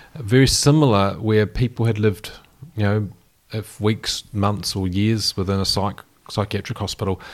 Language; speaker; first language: English; native; English